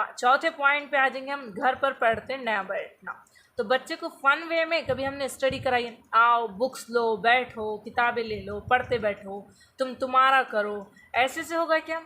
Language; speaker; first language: Urdu; native; Urdu